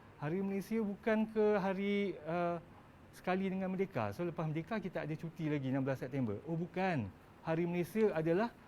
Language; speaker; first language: Malay; native; Malay